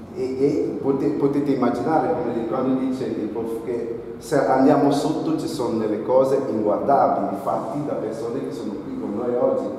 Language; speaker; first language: Italian; non-native, fluent; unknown